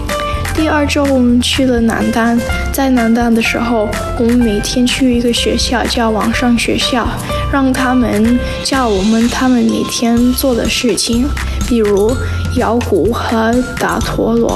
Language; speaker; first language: Chinese; non-native, learner; English